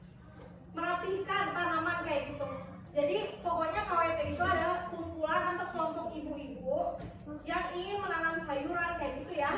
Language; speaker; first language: Indonesian; native; Indonesian